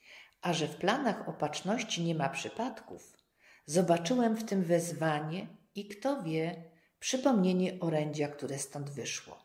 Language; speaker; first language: Polish; native; Polish